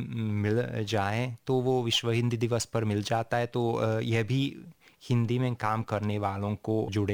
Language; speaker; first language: Hindi; non-native, fluent; Hungarian